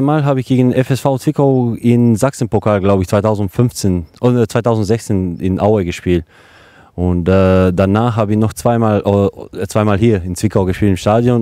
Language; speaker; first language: German; non-native, fluent; Croatian